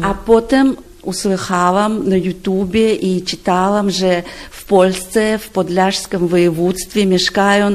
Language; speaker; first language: Polish; non-native, learner; Russian